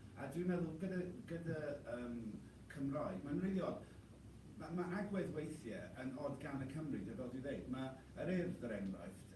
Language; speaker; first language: Welsh; non-native, local second language; English